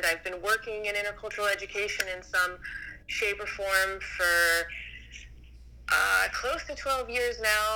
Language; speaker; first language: English; native; English